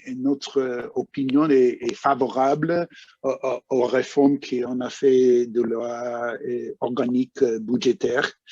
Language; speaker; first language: French; non-native, fluent; English